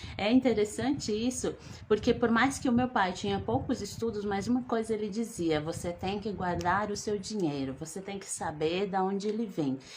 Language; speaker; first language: Portuguese; early bilingual, other home language; Guarani